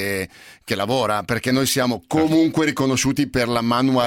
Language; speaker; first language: Italian; native; Italian